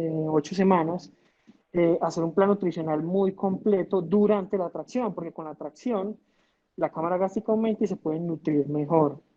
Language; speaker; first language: Spanish; native; Spanish